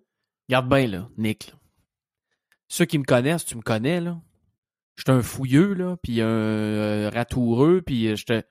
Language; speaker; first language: French; native; French